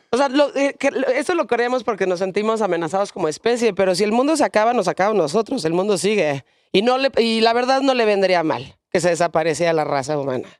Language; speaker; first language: Spanish; native; Spanish